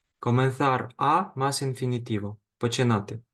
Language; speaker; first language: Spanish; non-native, fluent; Ukrainian